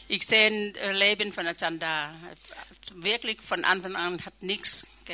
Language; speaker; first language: German; non-native, learner; Thai